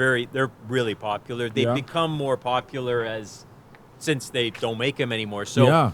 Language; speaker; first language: English; native; English